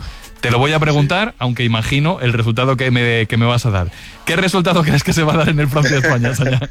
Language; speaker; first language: Spanish; native; Spanish